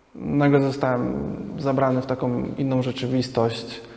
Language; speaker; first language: Polish; native; Polish